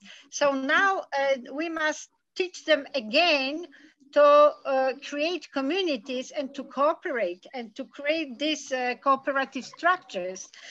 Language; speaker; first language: English; non-native, fluent; Polish